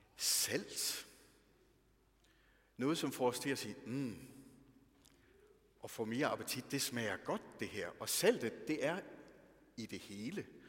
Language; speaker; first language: Danish; native; Danish